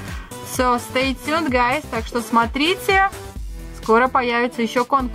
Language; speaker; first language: Russian; native; Russian